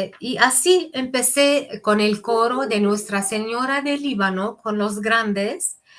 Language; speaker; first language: Spanish; non-native, fluent; Arabic